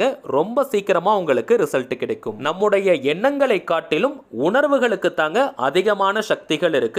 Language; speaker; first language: Tamil; native; Tamil